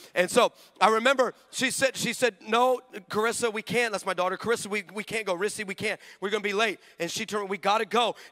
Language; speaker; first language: English; native; English